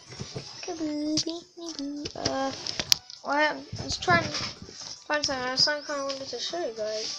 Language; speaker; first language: English; native; English